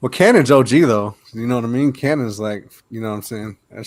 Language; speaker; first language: English; native; English